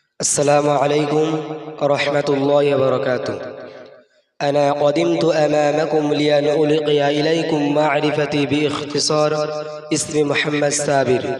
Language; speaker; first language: Arabic; non-native, learner; Bangla